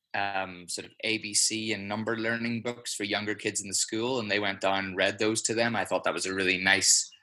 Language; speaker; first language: English; native; English